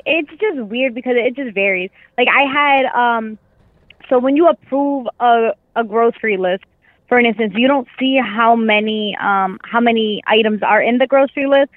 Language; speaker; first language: English; native; English